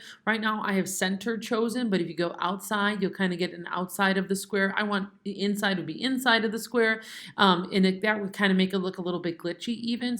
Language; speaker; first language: English; native; English